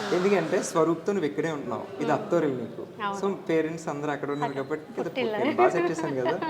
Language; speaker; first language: Telugu; native; Telugu